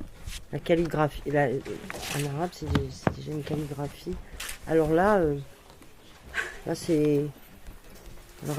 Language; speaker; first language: French; native; French